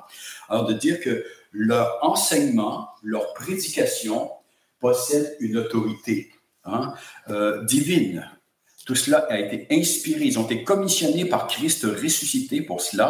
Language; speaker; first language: French; native; French